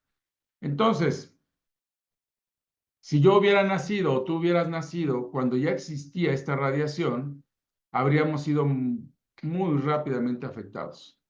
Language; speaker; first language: Spanish; native; Spanish